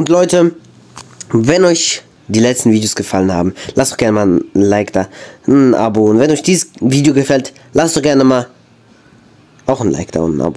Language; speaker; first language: German; native; German